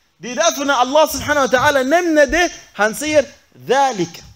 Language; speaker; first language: Swedish; non-native, fluent; Arabic